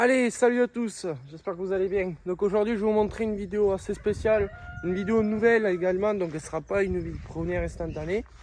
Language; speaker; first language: French; native; French